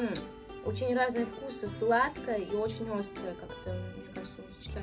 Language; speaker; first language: Russian; native; Russian